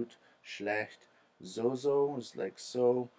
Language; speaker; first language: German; non-native, fluent; English